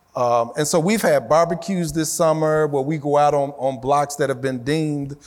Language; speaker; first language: English; native; English